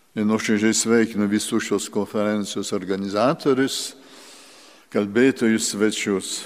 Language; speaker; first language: Lithuanian; early bilingual, heritage; Lithuanian